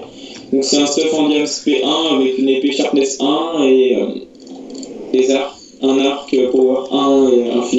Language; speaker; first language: French; native; French